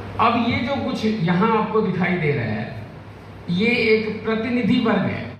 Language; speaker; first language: Hindi; native; Hindi